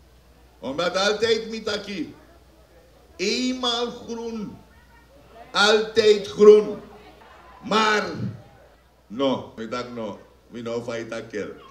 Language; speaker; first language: Dutch; non-native, local second language; Sranan Tongo